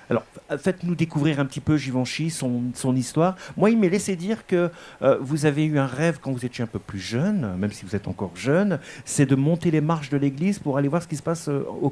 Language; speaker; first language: French; native; French